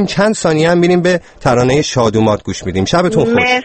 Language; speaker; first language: Persian; native; Persian